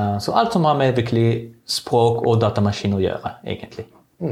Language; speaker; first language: Norwegian; non-native, fluent; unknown